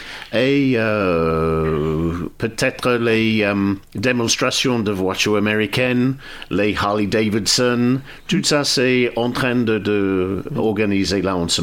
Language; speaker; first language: French; non-native, fluent; English